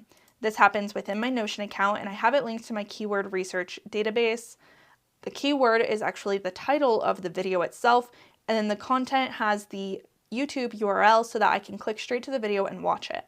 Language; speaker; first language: English; native; English